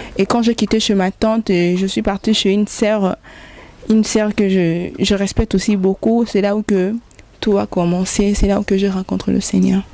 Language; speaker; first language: French; non-native, local second language; Lingala